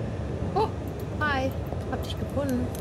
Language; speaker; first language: German; native; German